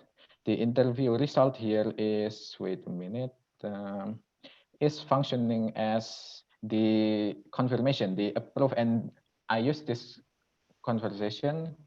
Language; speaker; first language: English; non-native, local second language; Indonesian